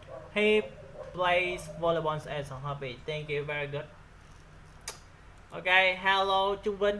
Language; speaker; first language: English; non-native, learner; Vietnamese